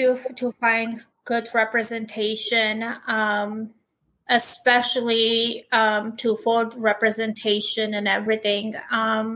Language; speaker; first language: English; non-native, fluent; Armenian